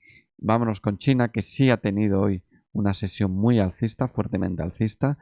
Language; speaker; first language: Spanish; native; Spanish